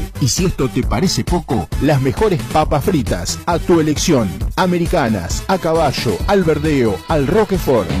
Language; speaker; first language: Spanish; native; Spanish